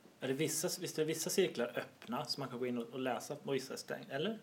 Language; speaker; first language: Swedish; native; Swedish